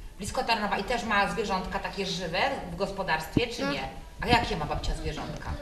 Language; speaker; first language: Polish; native; Polish